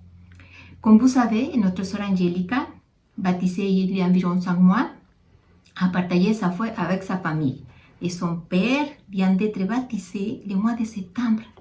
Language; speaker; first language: French; non-native, fluent; Spanish